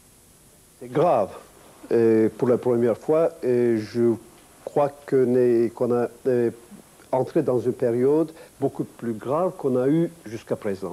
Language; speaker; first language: French; non-native, fluent; Turkish